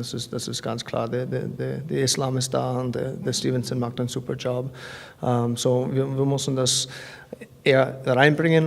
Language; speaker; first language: German; non-native, fluent; English